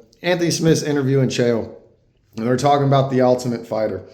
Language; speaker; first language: English; native; English